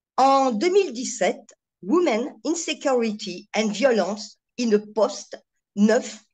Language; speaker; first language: French; native; French